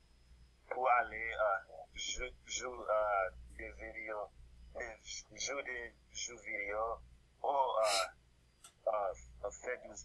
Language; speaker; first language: French; non-native, learner; English